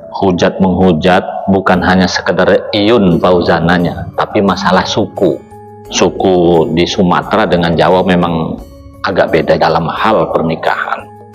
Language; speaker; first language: Indonesian; native; Indonesian